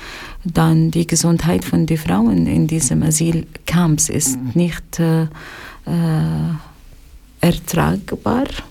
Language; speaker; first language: German; non-native, learner; Arabic